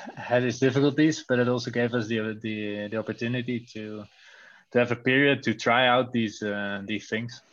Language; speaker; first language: English; non-native, fluent; Dutch